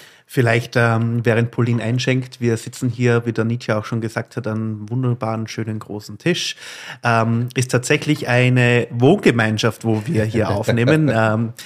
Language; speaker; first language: German; native; German